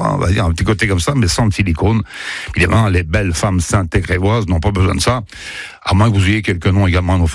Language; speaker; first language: French; native; French